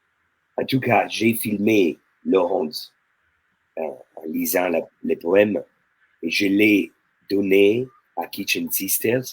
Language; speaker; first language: French; non-native, fluent; Italian